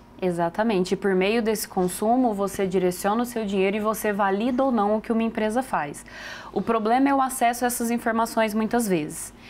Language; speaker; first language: Portuguese; native; Portuguese